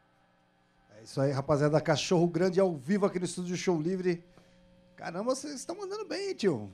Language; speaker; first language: Portuguese; native; Portuguese